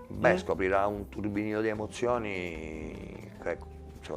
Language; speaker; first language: Italian; native; Italian